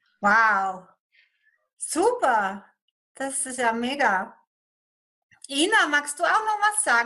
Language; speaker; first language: German; native; German